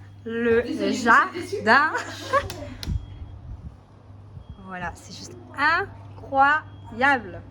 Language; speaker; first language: French; native; French